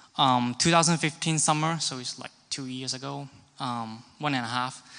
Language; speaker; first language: English; non-native, local second language; Cantonese